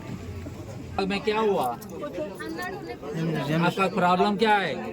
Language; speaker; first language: Hindi; non-native, local second language; Telugu